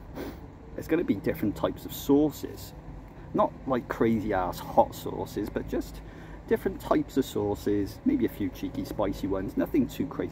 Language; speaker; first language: English; native; English